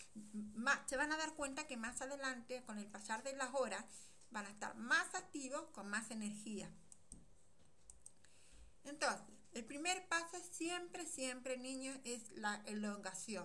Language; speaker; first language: Spanish; native; Spanish